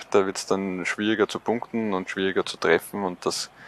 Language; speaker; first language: German; native; German